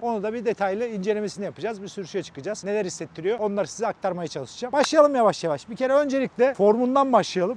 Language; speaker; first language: Turkish; native; Turkish